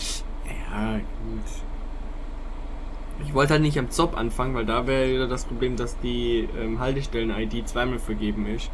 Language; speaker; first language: German; native; German